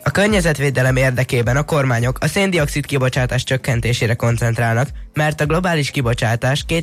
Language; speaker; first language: Hungarian; native; Hungarian